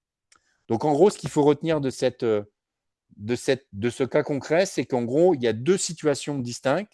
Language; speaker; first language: French; native; French